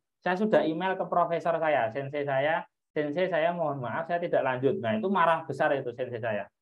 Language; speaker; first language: Indonesian; native; Indonesian